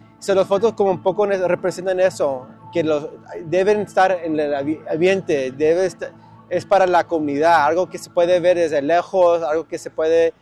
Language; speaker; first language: Spanish; early bilingual, heritage; Spanish